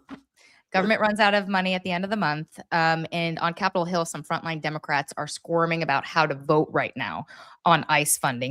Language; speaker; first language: English; native; English